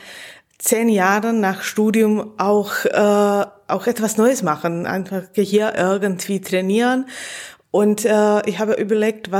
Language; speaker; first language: German; non-native, fluent; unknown